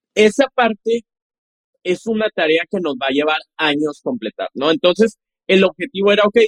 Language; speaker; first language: Spanish; native; Spanish